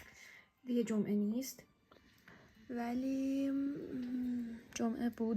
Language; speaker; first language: Persian; native; Persian